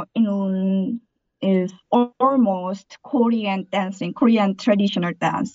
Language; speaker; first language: English; non-native, learner; Korean